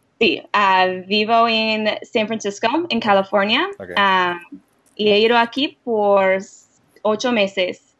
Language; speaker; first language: Spanish; non-native, learner; English